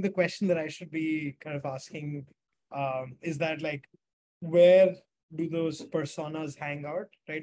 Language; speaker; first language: English; non-native, local second language; Hindi